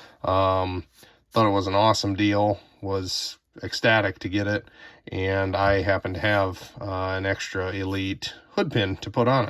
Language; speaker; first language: English; native; English